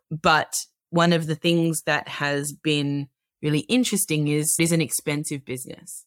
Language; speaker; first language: English; native; English